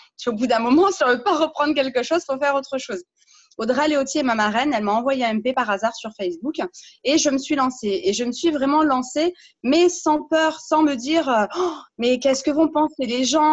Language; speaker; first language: French; native; French